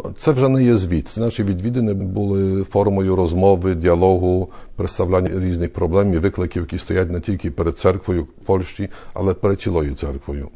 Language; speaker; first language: Ukrainian; early bilingual, heritage; Ukrainian